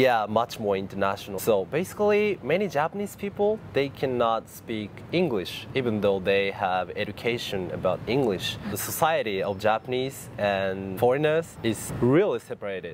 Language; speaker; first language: English; non-native, fluent; Japanese